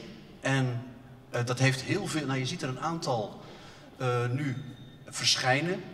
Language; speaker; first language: Dutch; native; Dutch